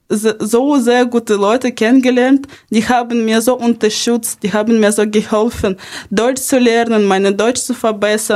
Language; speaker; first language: German; early bilingual, other home language; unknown